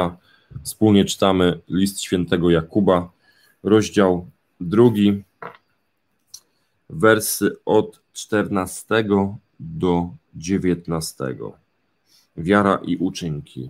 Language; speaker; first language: Polish; native; Polish